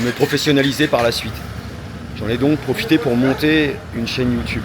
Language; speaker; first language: French; native; French